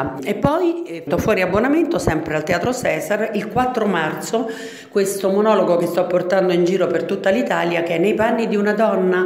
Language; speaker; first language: Italian; native; Italian